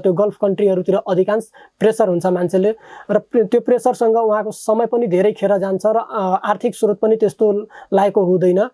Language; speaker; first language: Nepali; non-native, local second language; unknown